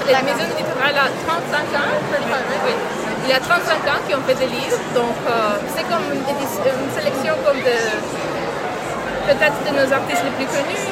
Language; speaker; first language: French; non-native, local second language; English